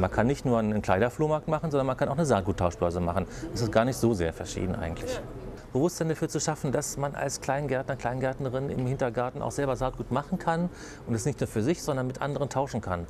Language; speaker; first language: German; native; German